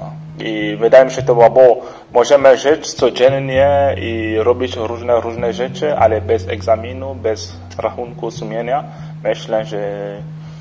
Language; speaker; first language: Polish; non-native, fluent; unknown